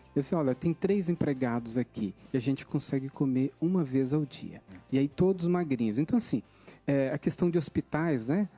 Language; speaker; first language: Portuguese; native; Portuguese